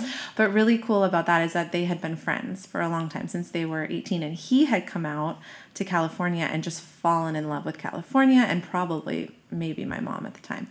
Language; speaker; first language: English; native; English